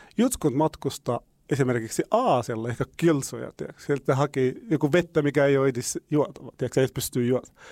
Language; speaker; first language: Finnish; non-native, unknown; Arabic